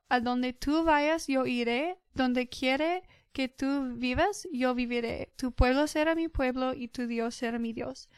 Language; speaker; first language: Spanish; non-native, learner; English